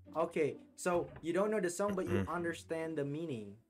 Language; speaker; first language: English; non-native, fluent; Indonesian